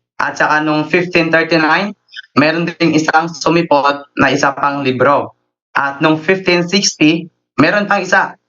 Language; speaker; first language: Filipino; native; Filipino